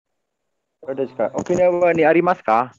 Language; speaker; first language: Japanese; non-native, learner; Indonesian